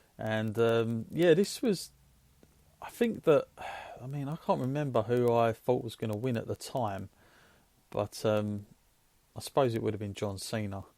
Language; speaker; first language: English; native; English